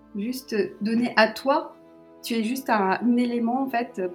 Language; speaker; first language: French; early bilingual, other home language; Sinhala